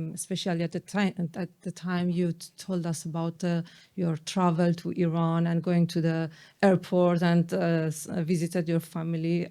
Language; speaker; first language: English; non-native, fluent; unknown